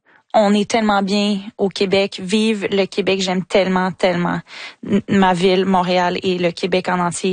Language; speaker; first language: French; native; French